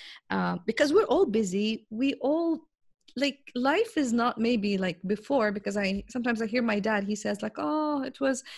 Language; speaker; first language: English; non-native, fluent; Arabic